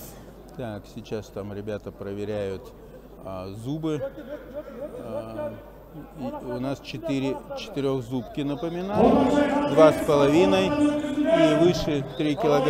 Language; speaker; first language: Russian; native; Russian